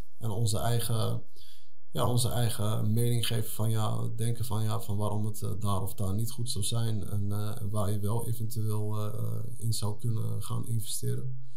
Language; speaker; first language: Dutch; early bilingual, other home language; Arabic